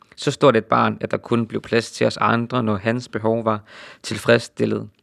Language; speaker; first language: Danish; native; Danish